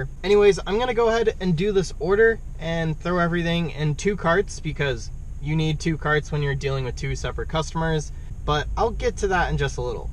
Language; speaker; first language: English; native; English